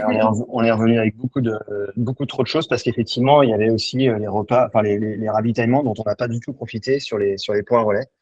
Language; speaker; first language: French; native; French